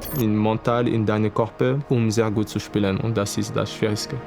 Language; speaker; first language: German; non-native, fluent; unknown